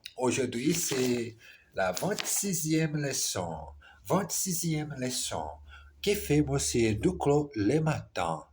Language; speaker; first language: French; non-native, learner; Portuguese